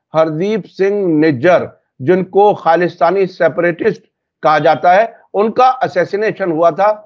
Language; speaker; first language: Hindi; native; Hindi